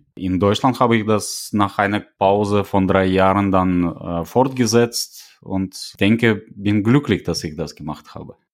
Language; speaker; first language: German; non-native, fluent; Russian